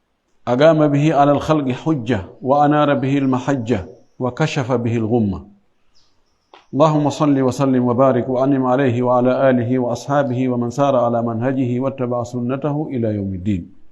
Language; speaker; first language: Arabic; non-native, fluent; Fula